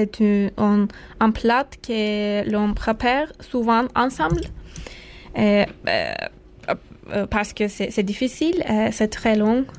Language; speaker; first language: French; non-native, learner; Turkish